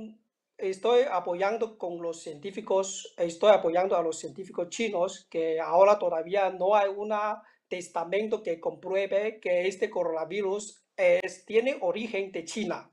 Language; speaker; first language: Spanish; non-native, fluent; Chinese